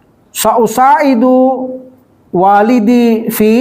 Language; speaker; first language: Arabic; non-native, fluent; Filipino